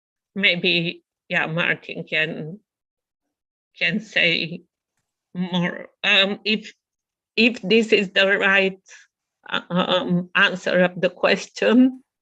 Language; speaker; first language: English; non-native, fluent; Bulgarian